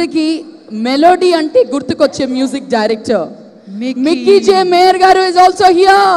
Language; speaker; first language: Telugu; native; Telugu